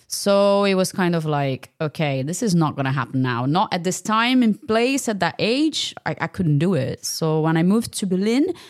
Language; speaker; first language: English; non-native, fluent; Portuguese